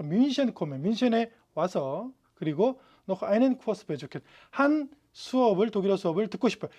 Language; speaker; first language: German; non-native, fluent; Korean